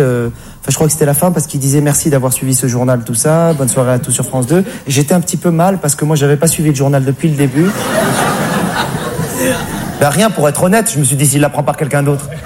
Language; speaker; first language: French; native; French